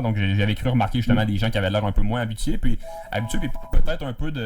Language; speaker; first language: French; native; French